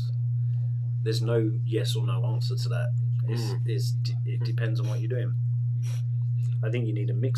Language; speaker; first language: English; native; English